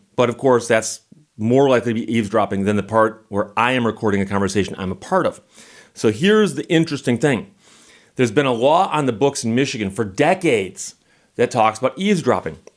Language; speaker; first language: English; native; English